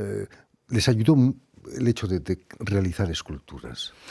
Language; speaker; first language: Spanish; native; Spanish